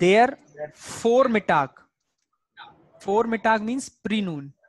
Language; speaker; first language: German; non-native, fluent; Hindi